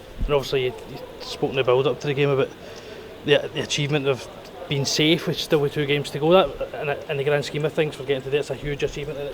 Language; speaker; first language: English; native; English